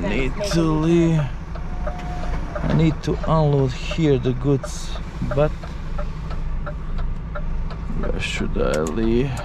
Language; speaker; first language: English; non-native, fluent; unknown